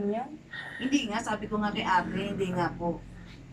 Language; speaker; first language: Filipino; native; Filipino